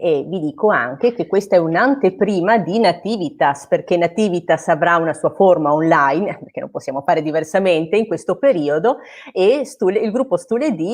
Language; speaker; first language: Italian; native; Italian